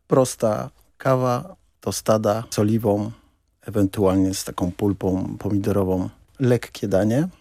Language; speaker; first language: Polish; native; Polish